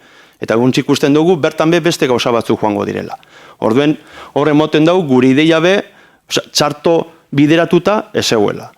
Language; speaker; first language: Basque; native; Basque